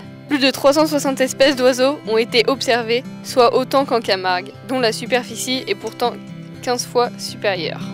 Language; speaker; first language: French; native; French